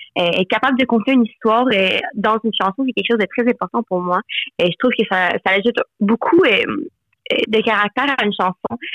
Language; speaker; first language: French; non-native, local second language; English